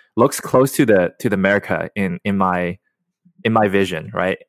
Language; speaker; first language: English; early bilingual, other home language; Chinese